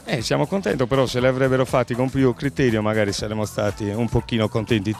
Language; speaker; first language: Italian; native; Italian